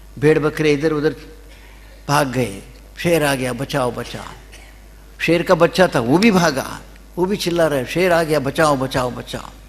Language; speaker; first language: Hindi; non-native, local second language; Kannada